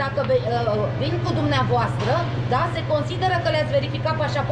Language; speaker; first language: Romanian; native; Romanian